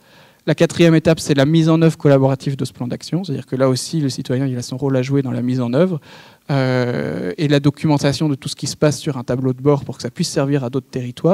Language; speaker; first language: French; native; French